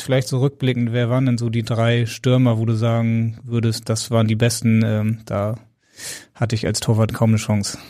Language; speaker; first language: German; native; German